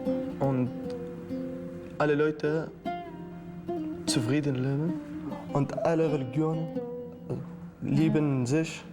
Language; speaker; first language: German; non-native, learner; Arabic